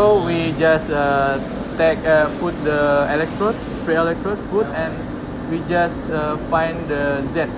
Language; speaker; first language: English; non-native, learner; Indonesian